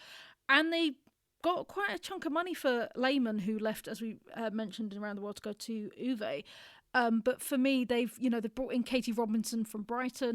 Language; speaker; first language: English; native; English